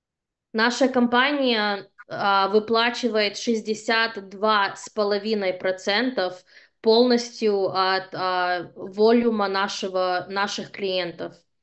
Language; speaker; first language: Russian; early bilingual, heritage; Russian